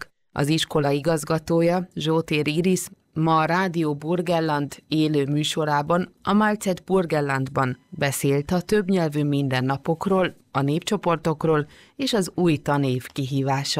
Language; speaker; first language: Hungarian; native; Hungarian